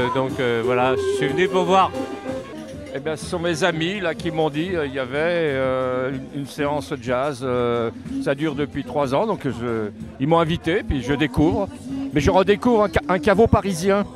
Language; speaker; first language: French; non-native, fluent; English